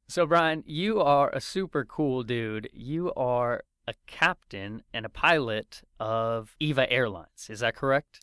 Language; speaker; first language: English; native; English